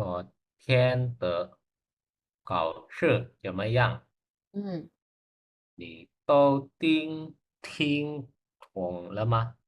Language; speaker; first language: Chinese; non-native, learner; Indonesian